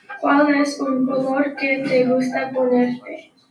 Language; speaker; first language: Spanish; non-native, learner; English